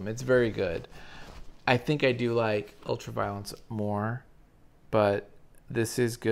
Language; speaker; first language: English; native; English